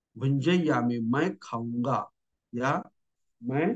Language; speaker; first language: Hindi; non-native, local second language; Marathi